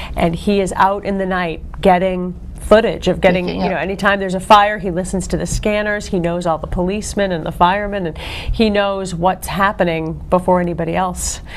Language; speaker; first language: English; native; English